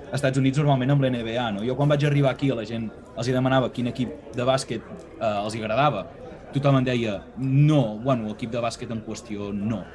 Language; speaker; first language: Catalan; native; Catalan